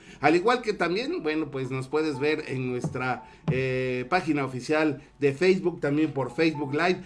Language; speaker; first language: Spanish; native; Spanish